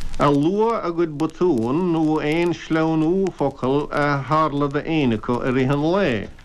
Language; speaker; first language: Irish; native; Irish